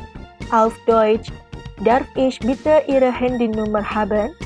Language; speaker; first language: German; non-native, fluent; Indonesian